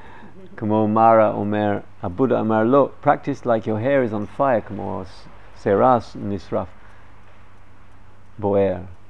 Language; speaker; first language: Hebrew; non-native, fluent; English